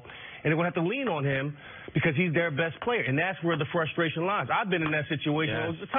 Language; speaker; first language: English; native; English